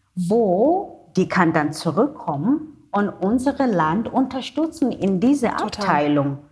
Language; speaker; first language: German; non-native, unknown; Xhosa